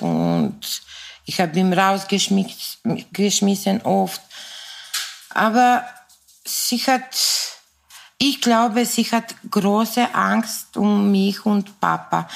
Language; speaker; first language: German; non-native, fluent; Serbian